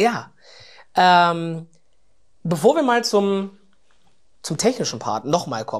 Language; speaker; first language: German; native; German